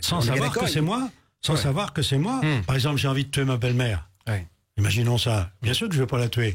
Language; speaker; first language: French; native; French